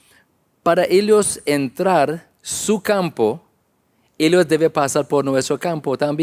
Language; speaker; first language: Spanish; non-native, learner; English